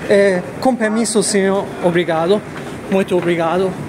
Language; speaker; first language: Portuguese; non-native, learner; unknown